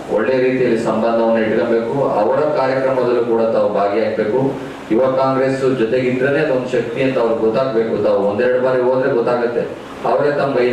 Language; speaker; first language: Kannada; native; Kannada